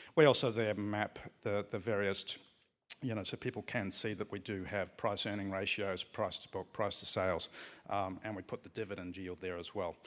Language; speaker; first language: English; native; English